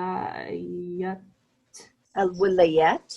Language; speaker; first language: Arabic; non-native, learner; English